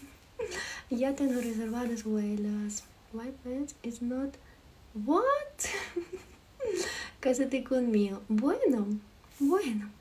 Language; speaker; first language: Spanish; non-native, fluent; Ukrainian